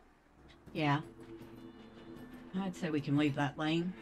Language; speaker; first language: English; native; English